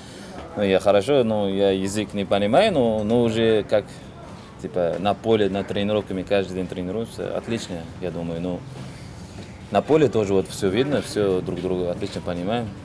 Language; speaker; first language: Russian; non-native, fluent; Uzbek